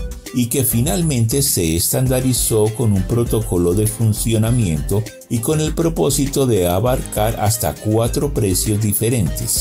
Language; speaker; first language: Spanish; native; Spanish